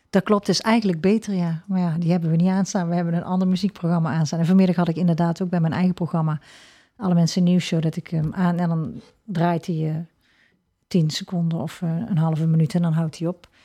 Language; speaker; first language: Dutch; native; Dutch